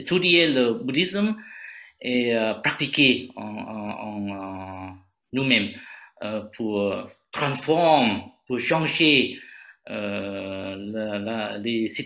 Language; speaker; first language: French; non-native, learner; Vietnamese